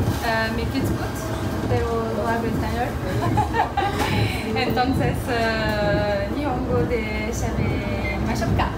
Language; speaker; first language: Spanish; non-native, learner; Japanese